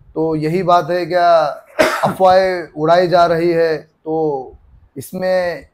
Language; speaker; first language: Hindi; non-native, local second language; Marathi